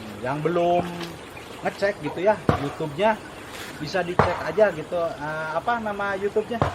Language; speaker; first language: Indonesian; non-native, local second language; Sundanese